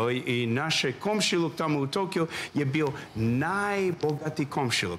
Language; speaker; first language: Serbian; non-native, learner; English